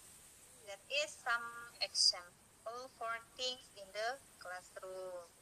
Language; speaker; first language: English; non-native, learner; Indonesian